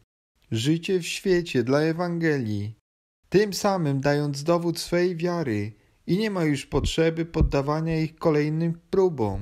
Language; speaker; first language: Polish; native; Polish